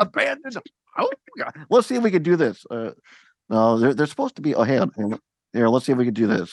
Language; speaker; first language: English; native; English